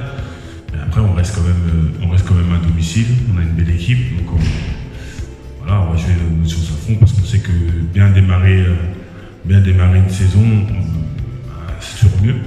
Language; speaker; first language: French; native; French